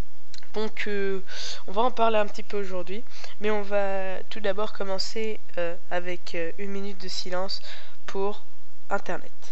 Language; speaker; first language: French; native; French